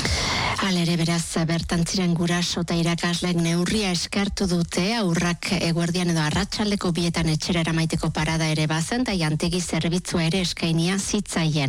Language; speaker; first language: Basque; native; Basque